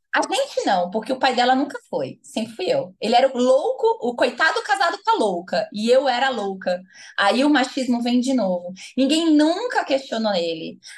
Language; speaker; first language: Portuguese; native; Portuguese